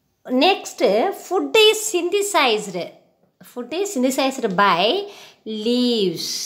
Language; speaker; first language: English; non-native, local second language; Tamil